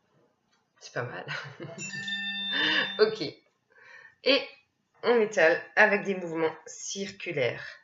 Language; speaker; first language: French; native; French